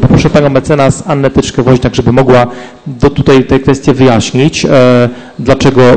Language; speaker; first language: Polish; native; Polish